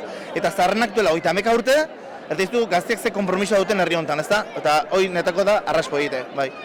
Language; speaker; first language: Basque; native; Basque